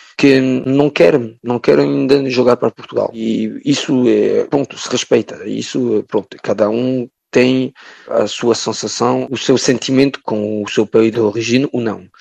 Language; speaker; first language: Portuguese; early bilingual, heritage; French